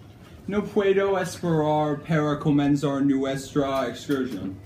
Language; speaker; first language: Spanish; non-native, learner; English